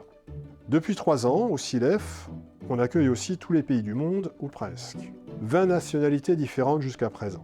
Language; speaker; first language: French; native; French